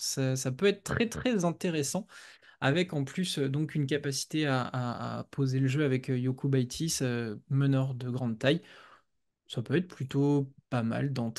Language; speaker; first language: French; native; French